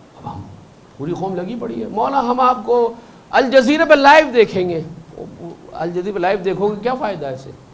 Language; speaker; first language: Urdu; native; Urdu